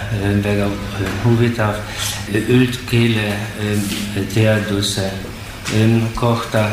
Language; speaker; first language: Estonian; non-native, learner; German